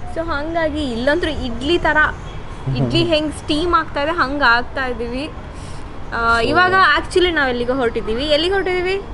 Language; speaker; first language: Kannada; native; Kannada